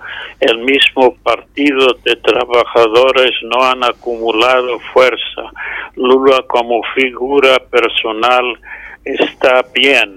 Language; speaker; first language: Spanish; non-native, fluent; English